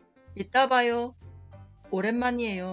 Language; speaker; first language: Korean; non-native, fluent; Spanish